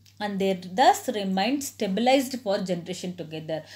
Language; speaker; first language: English; non-native, local second language; Tamil